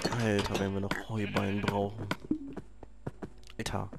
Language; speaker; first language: German; native; German